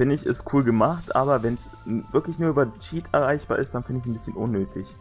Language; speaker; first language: German; native; German